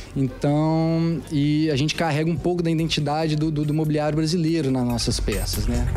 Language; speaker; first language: Portuguese; native; Portuguese